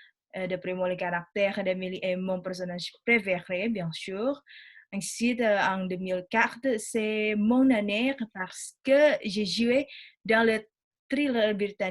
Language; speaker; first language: French; non-native, learner; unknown